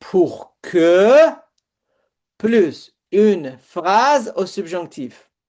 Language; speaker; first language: French; non-native, fluent; Persian